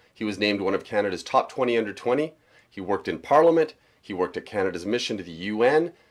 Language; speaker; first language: English; native; English